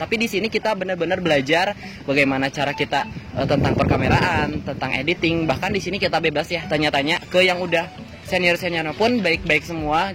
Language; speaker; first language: Indonesian; native; Indonesian